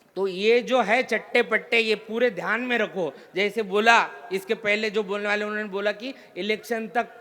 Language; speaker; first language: Hindi; non-native, local second language; Marathi